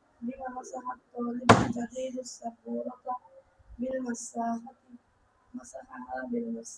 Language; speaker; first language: Arabic; non-native, learner; Bangla